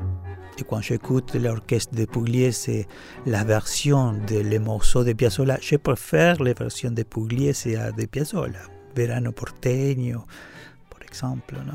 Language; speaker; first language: French; non-native, fluent; Spanish